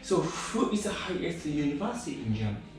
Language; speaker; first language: English; non-native, learner; Japanese